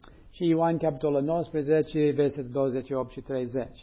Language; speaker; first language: Romanian; non-native, learner; English